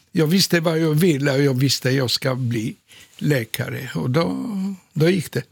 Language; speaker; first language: Swedish; non-native, fluent; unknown